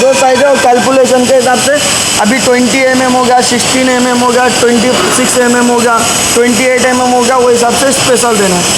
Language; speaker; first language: Hindi; native; Hindi